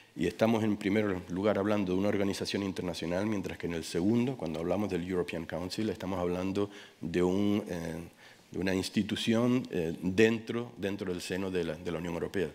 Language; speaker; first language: Spanish; native; Spanish